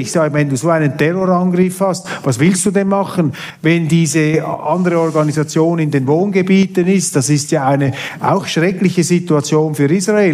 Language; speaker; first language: German; native; German